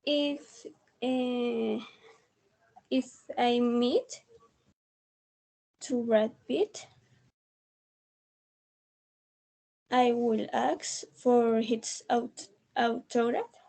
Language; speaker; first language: English; non-native, learner; Spanish